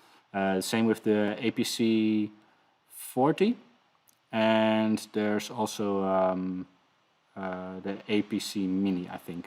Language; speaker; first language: English; non-native, fluent; Dutch